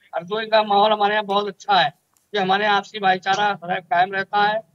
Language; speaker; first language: Hindi; native; Hindi